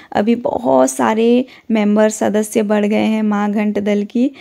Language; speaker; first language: Hindi; non-native, local second language; Odia